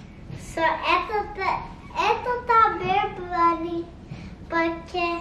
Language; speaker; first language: Spanish; early bilingual, heritage; Spanish